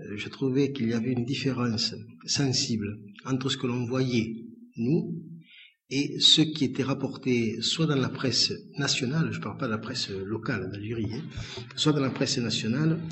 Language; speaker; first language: French; native; French